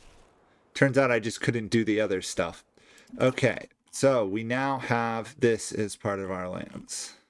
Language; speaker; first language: English; native; English